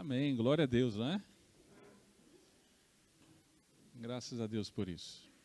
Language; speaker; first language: Portuguese; native; Portuguese